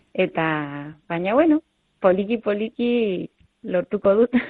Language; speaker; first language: Basque; non-native, learner; Spanish